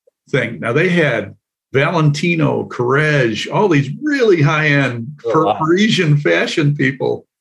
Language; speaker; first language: English; native; English